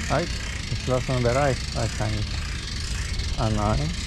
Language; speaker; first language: German; non-native, learner; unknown